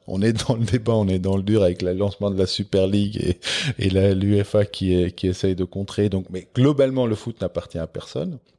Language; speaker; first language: French; non-native, local second language; Dutch